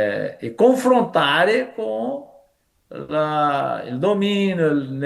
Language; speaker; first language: Italian; non-native, fluent; Portuguese